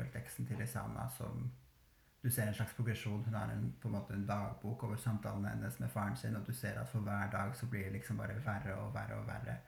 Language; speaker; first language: Norwegian; early bilingual, other home language; Albanian